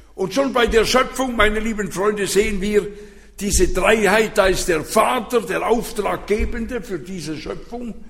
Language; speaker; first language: German; non-native, fluent; French